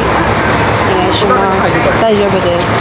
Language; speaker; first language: Japanese; non-native, fluent; Filipino